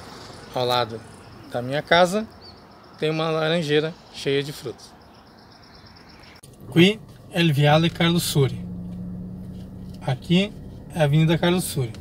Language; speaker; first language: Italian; non-native, learner; Portuguese